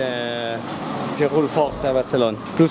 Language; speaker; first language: French; non-native, learner; Spanish